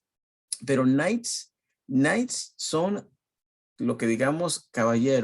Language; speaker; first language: Spanish; early bilingual, heritage; Spanish